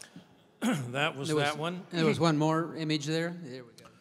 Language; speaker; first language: English; native; English